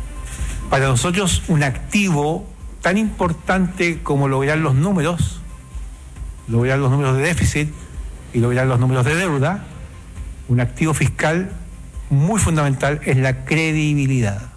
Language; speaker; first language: Spanish; native; Spanish